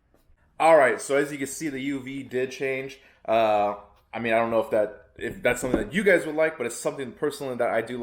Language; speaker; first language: English; native; English